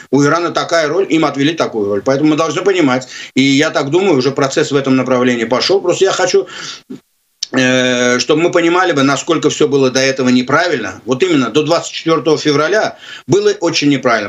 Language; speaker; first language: Russian; non-native, local second language; Azerbaijani